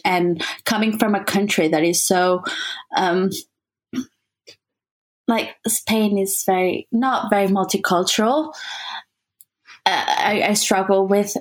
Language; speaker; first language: English; non-native, fluent; Spanish